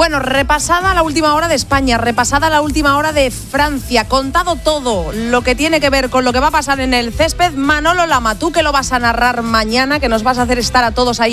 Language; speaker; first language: Spanish; native; Spanish